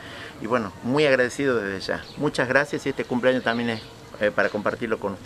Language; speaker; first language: Spanish; native; Spanish